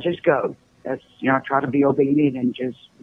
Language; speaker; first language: English; native; English